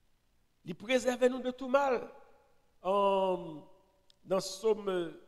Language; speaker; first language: French; non-native, local second language; Haitian Creole